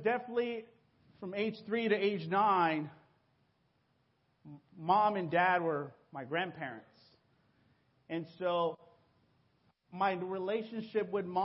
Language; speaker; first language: English; early bilingual, other home language; Spanish